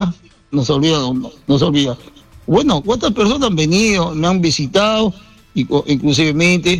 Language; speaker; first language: Spanish; native; Spanish